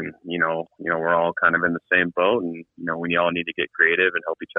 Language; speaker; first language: English; native; English